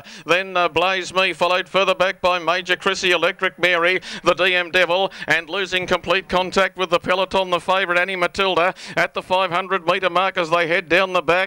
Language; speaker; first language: English; native; English